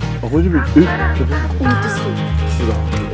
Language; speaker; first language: Korean; non-native, fluent; Japanese